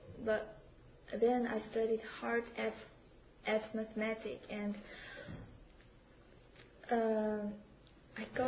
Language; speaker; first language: English; non-native, learner; Chinese